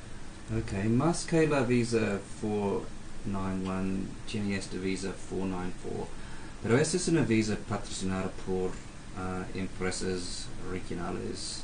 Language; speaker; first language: Spanish; non-native, fluent; English